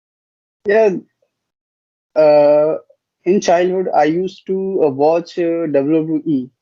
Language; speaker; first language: English; non-native, learner; Hindi